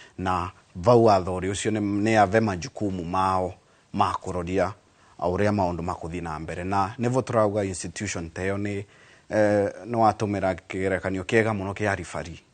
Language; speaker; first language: Kikuyu; non-native, local second language; Embu